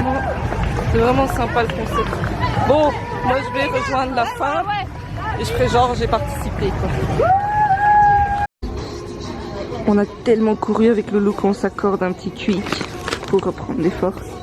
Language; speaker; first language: French; native; French